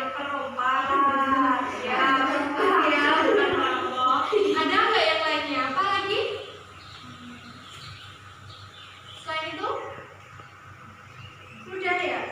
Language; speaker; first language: Indonesian; native; Indonesian